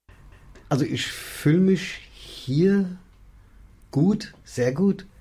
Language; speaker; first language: German; non-native, fluent; English